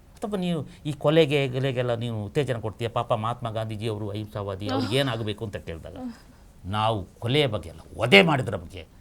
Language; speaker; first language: Kannada; non-native, local second language; Kodava